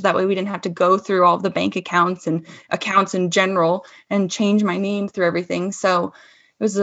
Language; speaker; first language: English; native; English